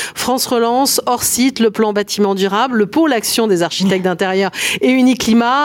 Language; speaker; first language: French; native; French